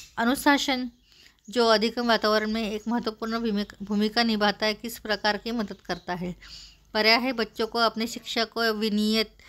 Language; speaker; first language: Hindi; non-native, local second language; Marathi